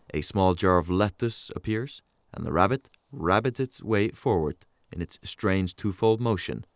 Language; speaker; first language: English; non-native, fluent; Icelandic